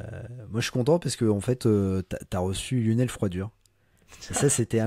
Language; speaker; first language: French; native; French